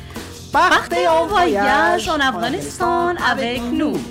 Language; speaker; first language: French; non-native, learner; Persian